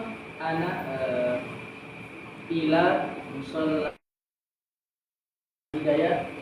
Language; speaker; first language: Arabic; non-native, learner; Indonesian